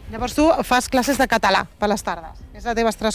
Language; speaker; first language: Catalan; native; Catalan